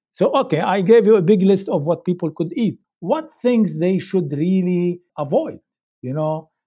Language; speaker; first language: English; non-native, fluent; Arabic